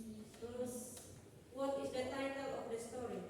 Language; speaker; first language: English; non-native, local second language; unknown